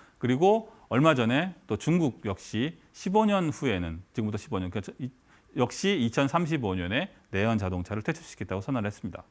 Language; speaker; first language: Korean; native; Korean